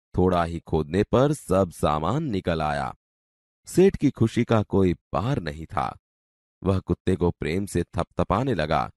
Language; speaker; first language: Hindi; non-native, local second language; Gujarati